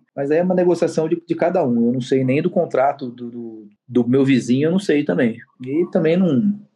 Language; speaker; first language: Portuguese; native; Portuguese